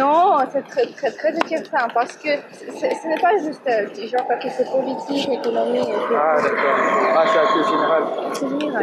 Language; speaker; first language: French; non-native, learner; Russian